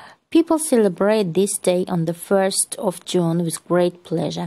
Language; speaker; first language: English; non-native, fluent; Azerbaijani